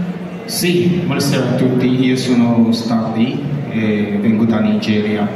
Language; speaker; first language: Italian; non-native, learner; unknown